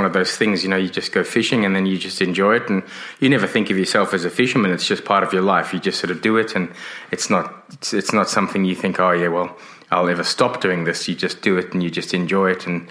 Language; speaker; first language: English; native; English